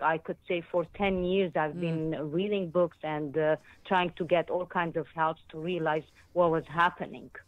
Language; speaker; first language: English; non-native, fluent; Arabic